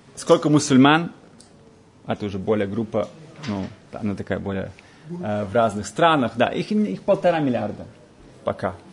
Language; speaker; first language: Russian; early bilingual, heritage; Russian